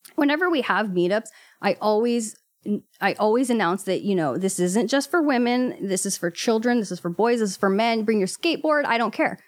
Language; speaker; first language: English; native; English